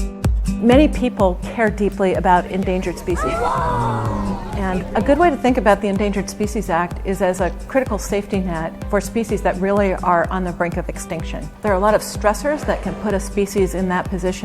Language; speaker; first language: English; native; English